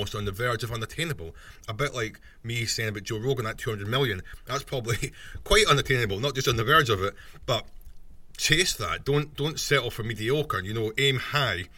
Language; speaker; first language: English; native; English